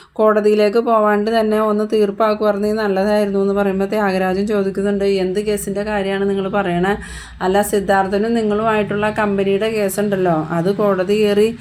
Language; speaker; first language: Malayalam; native; Malayalam